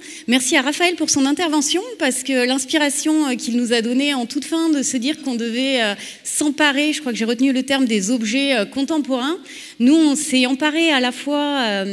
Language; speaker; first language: French; native; French